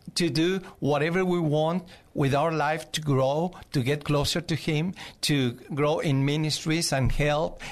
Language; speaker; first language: English; non-native, fluent; Spanish